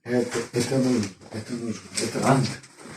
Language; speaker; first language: Russian; non-native, fluent; Tajik